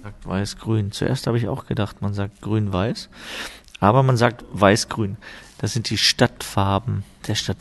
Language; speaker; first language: German; native; German